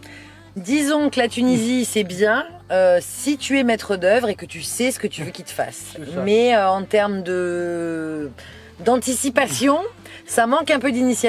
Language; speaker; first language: French; native; French